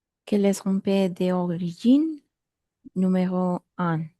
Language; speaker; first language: French; non-native, learner; Spanish